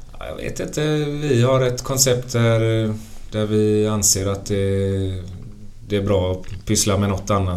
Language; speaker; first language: Swedish; native; Swedish